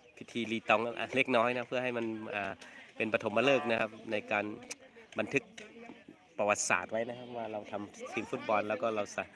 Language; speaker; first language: Thai; native; Thai